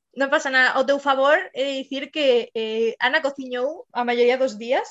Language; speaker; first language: Galician; native; Galician